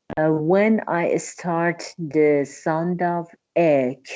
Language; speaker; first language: English; non-native, learner; Persian